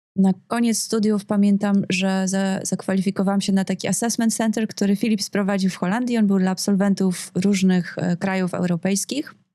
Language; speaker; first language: Polish; native; Polish